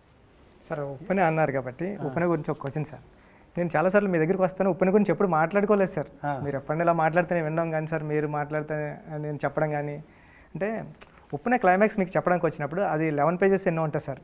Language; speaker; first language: Telugu; native; Telugu